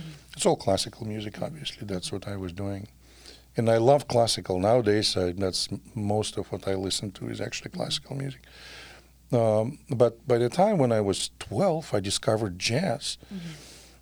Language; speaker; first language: English; non-native, fluent; Russian